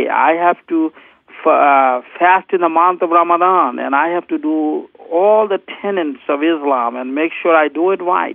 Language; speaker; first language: English; non-native, local second language; Bangla